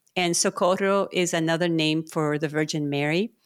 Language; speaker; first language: English; non-native, fluent; Spanish